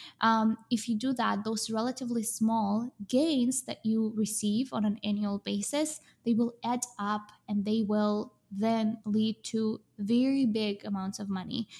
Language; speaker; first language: English; non-native, fluent; Russian